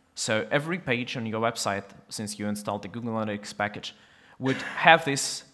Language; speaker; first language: English; non-native, fluent; Russian